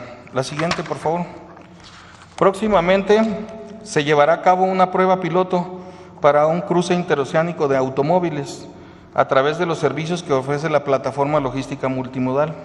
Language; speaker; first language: Spanish; native; Spanish